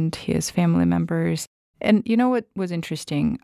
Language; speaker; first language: English; non-native, fluent; Russian